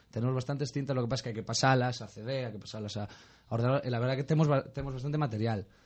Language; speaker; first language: Spanish; native; Spanish